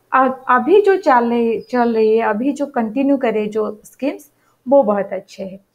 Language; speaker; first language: Hindi; non-native, local second language; Odia